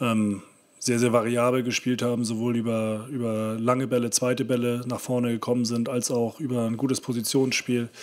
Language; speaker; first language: German; native; German